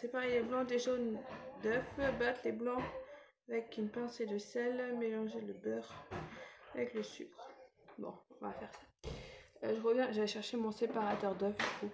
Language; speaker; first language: French; native; French